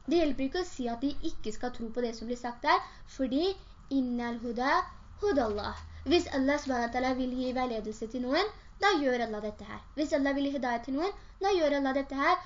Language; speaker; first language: Norwegian; early bilingual, other home language; Urdu